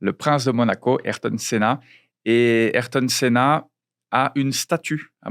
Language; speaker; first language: French; non-native, fluent; Portuguese